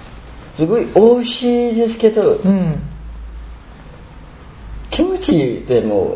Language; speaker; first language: Japanese; non-native, learner; Burmese